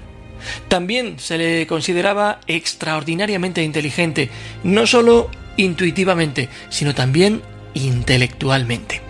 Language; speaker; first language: Spanish; native; Spanish